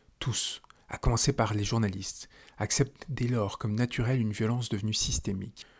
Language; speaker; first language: French; native; French